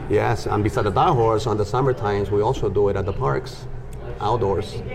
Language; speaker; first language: English; non-native, fluent; Spanish